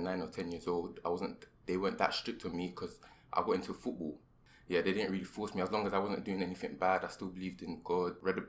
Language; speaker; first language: English; native; English